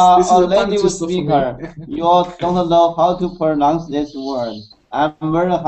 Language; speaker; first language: English; non-native, learner; Chinese